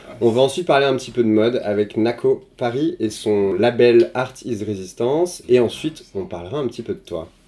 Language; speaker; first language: French; native; French